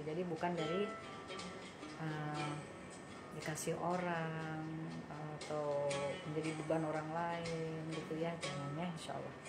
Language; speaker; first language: Indonesian; native; Indonesian